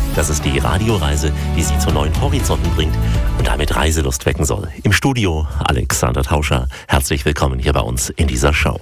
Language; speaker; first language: German; native; German